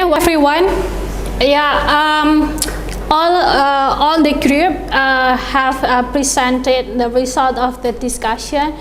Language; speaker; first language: English; non-native, fluent; Indonesian